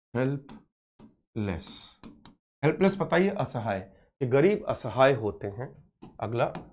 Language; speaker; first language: Hindi; native; Hindi